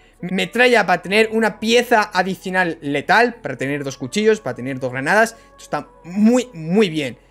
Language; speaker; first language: Spanish; native; Spanish